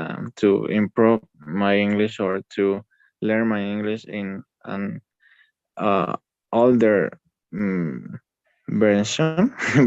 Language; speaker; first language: English; non-native, learner; Spanish